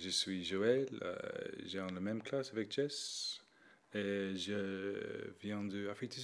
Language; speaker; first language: French; non-native, learner; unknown